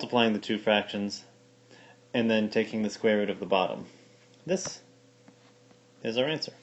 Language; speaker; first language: English; native; English